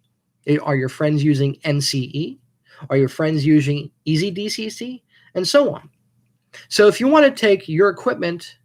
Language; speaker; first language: English; native; English